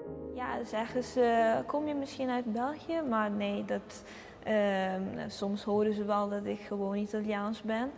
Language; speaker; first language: Dutch; early bilingual, heritage; Italian